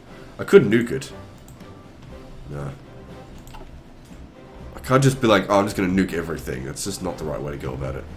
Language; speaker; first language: English; native; English